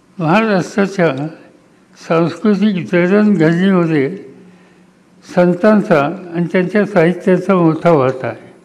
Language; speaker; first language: Marathi; native; Marathi